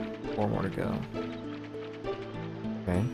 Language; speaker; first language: English; native; English